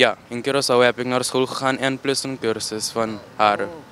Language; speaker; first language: Dutch; non-native, local second language; Papiamento